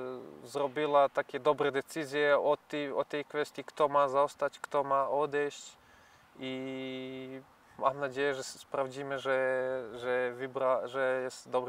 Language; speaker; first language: Polish; non-native, fluent; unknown